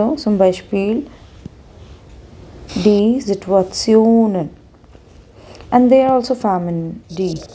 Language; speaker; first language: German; non-native, fluent; Hindi